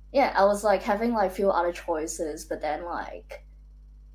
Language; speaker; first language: English; non-native, local second language; Cantonese